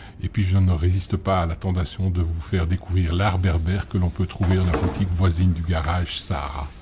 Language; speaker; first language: French; native; French